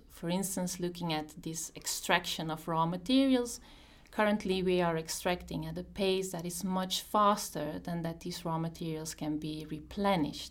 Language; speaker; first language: English; non-native, fluent; Dutch